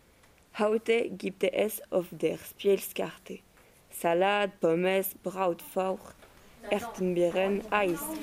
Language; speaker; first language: German; non-native, learner; French